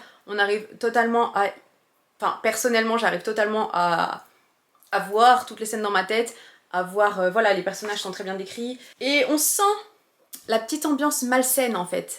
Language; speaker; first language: French; native; French